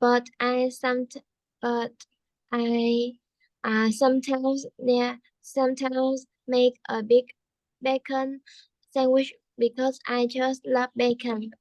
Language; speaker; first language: English; non-native, learner; Vietnamese